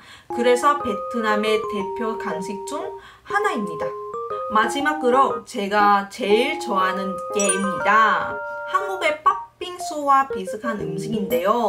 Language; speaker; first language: Korean; non-native, local second language; Vietnamese